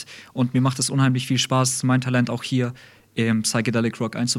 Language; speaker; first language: German; early bilingual, other home language; Russian